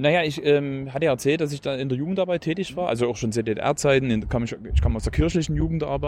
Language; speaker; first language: German; native; German